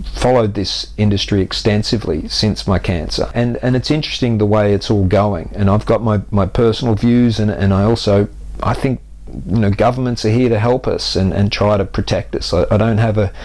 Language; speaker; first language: English; native; English